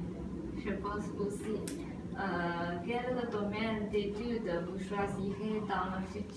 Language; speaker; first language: French; non-native, learner; Chinese